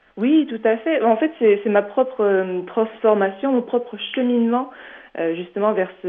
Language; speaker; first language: French; native; French